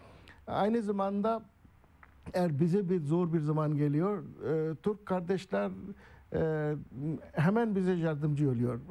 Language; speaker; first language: Turkish; non-native, learner; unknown